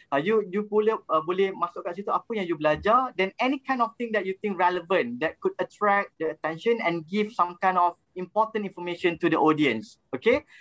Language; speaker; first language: English; non-native, local second language; Malay